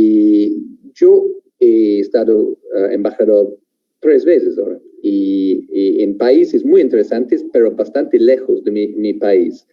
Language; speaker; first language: Spanish; non-native, fluent; English